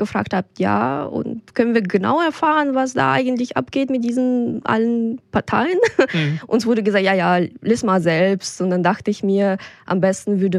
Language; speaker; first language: German; non-native, fluent; Russian